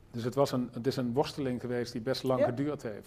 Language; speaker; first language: Dutch; native; Dutch